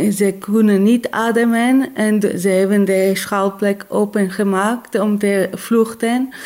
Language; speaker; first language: Dutch; non-native, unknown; Hebrew